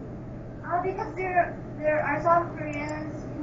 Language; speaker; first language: English; non-native, local second language; Filipino